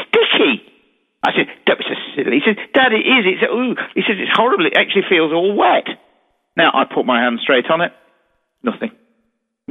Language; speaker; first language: English; native; English